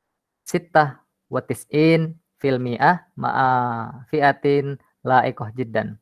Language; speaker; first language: Arabic; non-native, learner; Indonesian